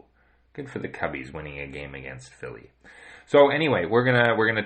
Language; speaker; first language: English; native; English